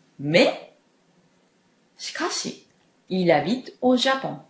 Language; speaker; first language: French; non-native, fluent; Japanese